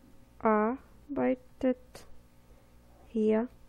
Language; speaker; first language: German; non-native, fluent; Portuguese